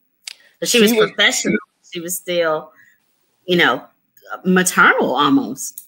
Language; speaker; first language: English; native; English